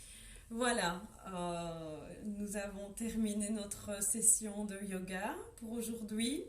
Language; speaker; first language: French; native; French